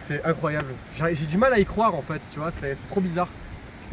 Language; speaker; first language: French; native; French